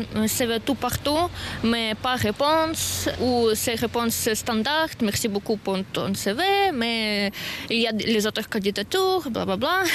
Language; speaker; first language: French; non-native, learner; Ukrainian